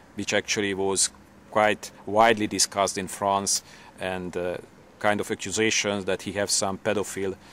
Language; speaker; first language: English; non-native, fluent; Hungarian